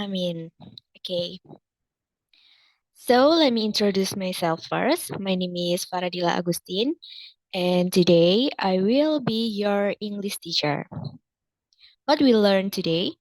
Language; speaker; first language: English; non-native, fluent; Indonesian